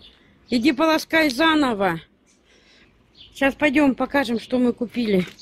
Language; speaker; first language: Russian; native; Russian